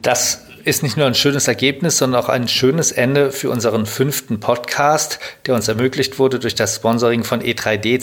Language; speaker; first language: German; native; German